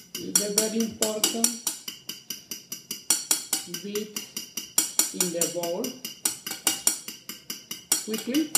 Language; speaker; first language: English; non-native, learner; Spanish